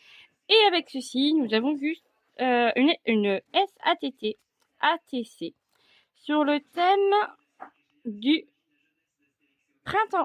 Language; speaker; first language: French; native; French